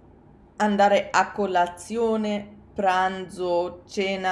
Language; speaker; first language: Italian; non-native, fluent; English